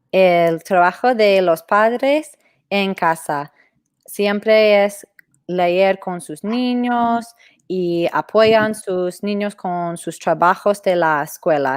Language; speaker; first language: Spanish; non-native, fluent; English